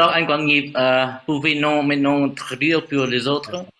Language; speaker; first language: French; non-native, fluent; Vietnamese